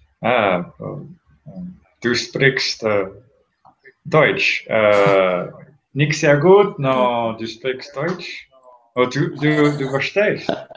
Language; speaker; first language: German; non-native, learner; English